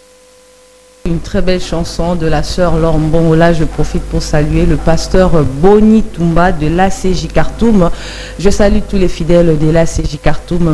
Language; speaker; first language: French; non-native, local second language; Lingala